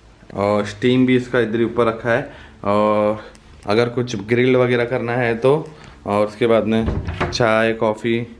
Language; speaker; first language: Hindi; native; Hindi